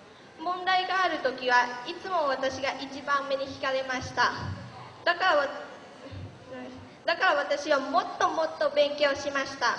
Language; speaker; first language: Japanese; early bilingual, other home language; Lao